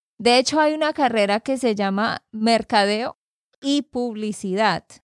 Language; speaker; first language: Spanish; native; Spanish